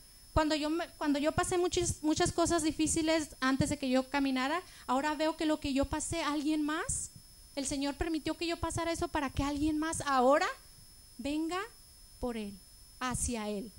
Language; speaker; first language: Spanish; native; Spanish